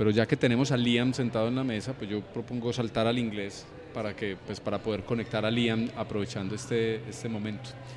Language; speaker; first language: Spanish; native; Spanish